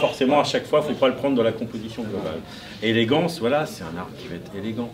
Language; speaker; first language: French; native; French